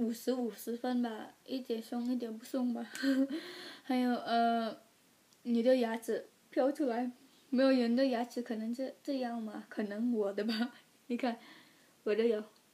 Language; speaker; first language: Chinese; early bilingual, heritage; Chinese